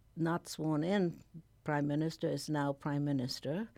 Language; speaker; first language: English; non-native, fluent; German